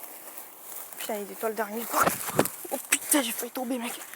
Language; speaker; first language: French; native; French